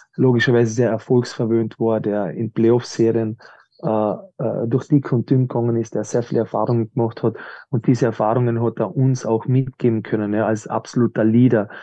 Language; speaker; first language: German; native; German